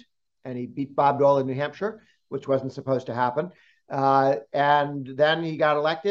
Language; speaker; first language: English; native; English